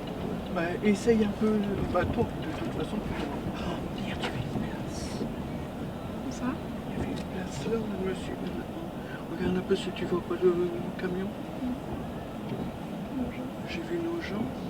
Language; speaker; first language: French; native; French